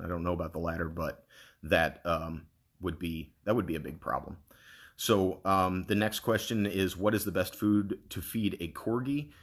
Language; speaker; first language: English; native; English